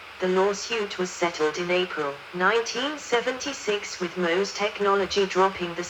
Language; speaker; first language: English; non-native, learner; Danish